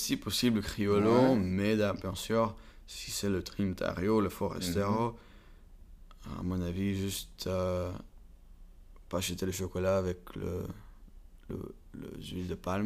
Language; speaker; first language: French; non-native, learner; Dutch